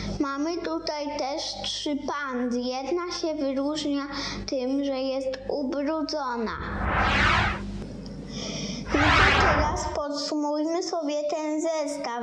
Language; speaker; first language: Polish; native; Polish